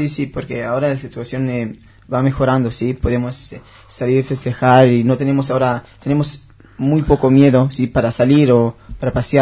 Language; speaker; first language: Spanish; non-native, learner; Hebrew